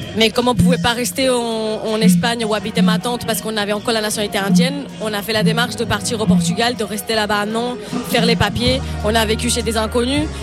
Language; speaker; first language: French; non-native, fluent; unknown